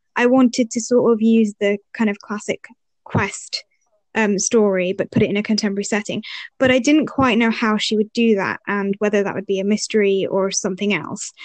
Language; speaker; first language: English; early bilingual, other home language; Arabic